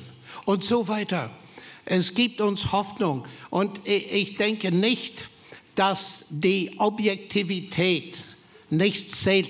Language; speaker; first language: German; non-native, fluent; English